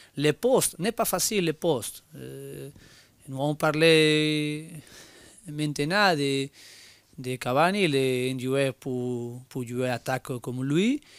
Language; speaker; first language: French; non-native, learner; Spanish